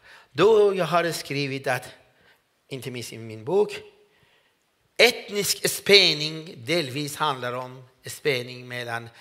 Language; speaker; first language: Swedish; non-native, fluent; Persian